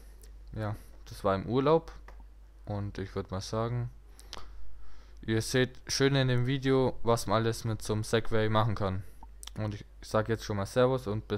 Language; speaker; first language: German; native; German